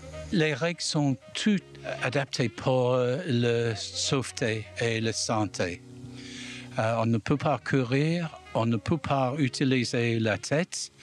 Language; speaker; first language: French; non-native, learner; English